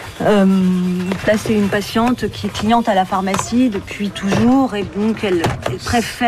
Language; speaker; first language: French; native; French